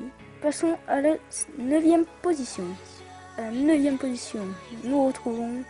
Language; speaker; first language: French; native; French